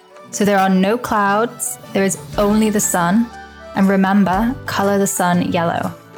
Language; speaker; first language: English; native; English